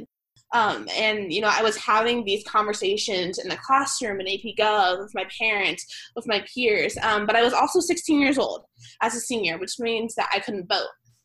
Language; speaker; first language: English; native; English